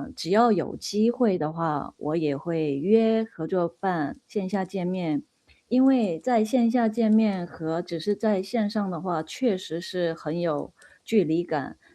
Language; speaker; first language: Chinese; non-native, fluent; Korean